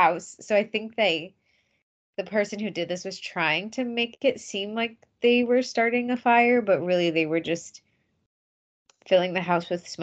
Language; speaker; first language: English; native; English